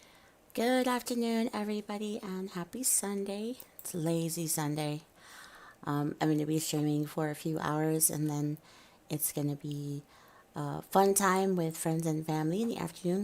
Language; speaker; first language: English; native; English